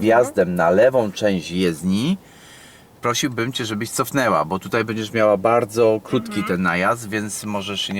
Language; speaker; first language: Polish; native; Polish